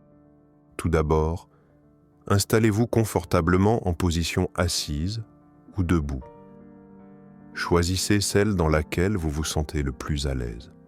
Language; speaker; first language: French; native; French